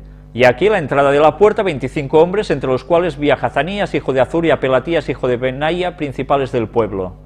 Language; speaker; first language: Spanish; native; Spanish